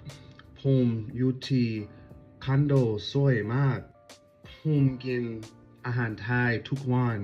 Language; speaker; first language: Thai; non-native, learner; English